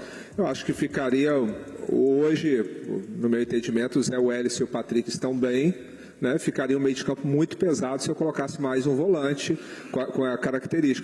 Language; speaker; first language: Portuguese; native; Portuguese